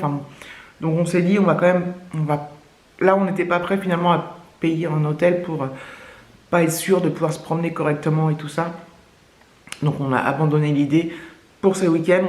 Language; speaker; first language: French; native; French